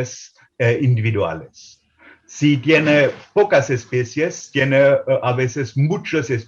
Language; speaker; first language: Spanish; non-native, fluent; German